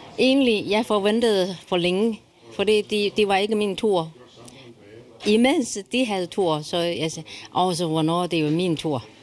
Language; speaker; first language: Danish; non-native, learner; Chinese